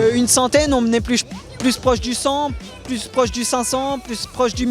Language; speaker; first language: French; native; French